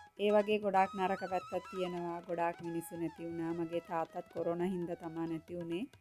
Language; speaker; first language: Sinhala; non-native, local second language; Tamil